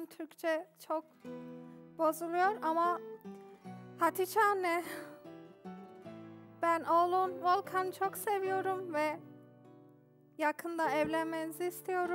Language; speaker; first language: Turkish; non-native, learner; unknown